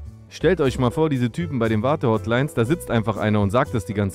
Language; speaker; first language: German; native; German